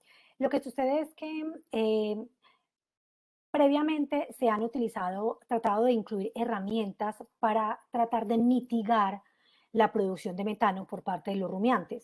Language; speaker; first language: Spanish; native; Spanish